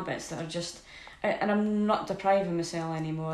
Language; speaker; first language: English; native; English